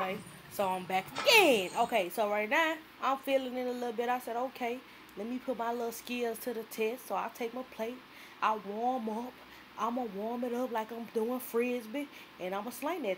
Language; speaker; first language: English; native; English